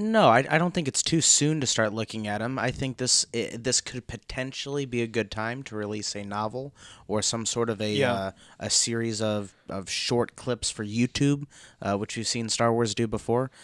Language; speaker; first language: English; native; English